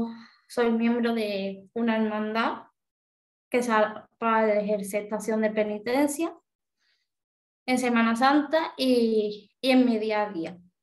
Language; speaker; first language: Spanish; native; Spanish